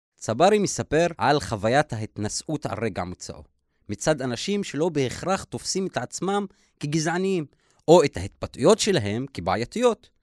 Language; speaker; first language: Hebrew; non-native, local second language; Arabic